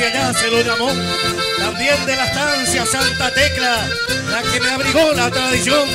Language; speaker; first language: Spanish; native; Spanish